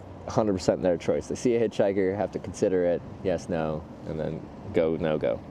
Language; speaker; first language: English; native; English